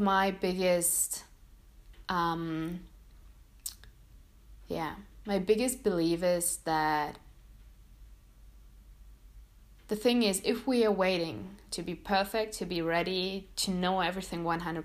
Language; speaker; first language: English; non-native, fluent; German